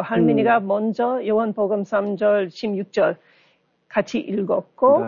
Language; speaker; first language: Korean; non-native, learner; English